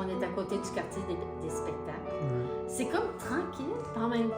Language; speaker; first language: French; native; French